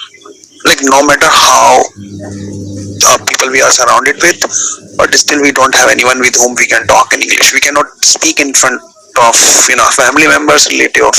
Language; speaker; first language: English; non-native, local second language; Hindi